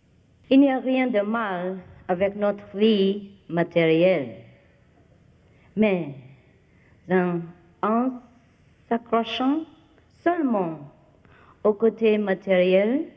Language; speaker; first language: French; non-native, fluent; Vietnamese